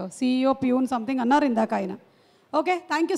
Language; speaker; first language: Telugu; native; Telugu